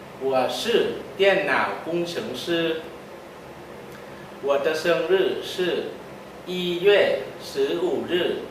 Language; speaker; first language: Chinese; non-native, learner; Thai